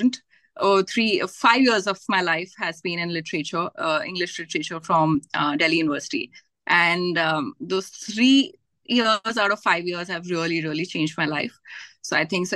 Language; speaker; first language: English; non-native, local second language; Hindi